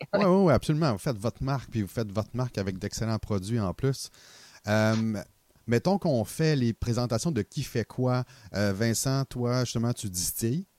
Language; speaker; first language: French; native; French